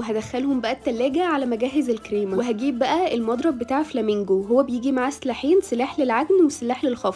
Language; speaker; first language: Arabic; native; Arabic